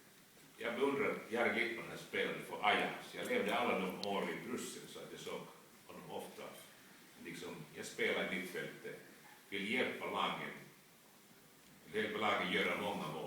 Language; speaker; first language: Swedish; non-native, fluent; Finnish